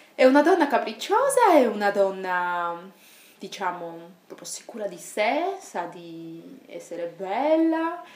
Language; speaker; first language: Italian; non-native, fluent; Georgian